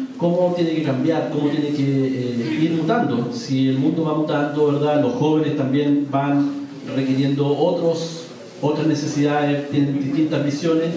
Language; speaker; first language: Spanish; native; Spanish